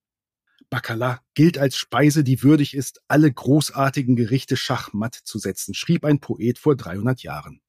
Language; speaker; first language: German; native; German